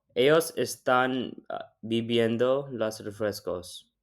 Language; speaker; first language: Spanish; non-native, learner; English